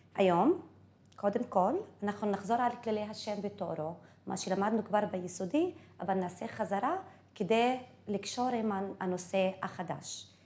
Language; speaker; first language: Hebrew; non-native, local second language; Arabic